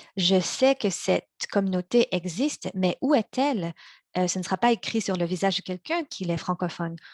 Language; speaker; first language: French; early bilingual, other home language; Chinese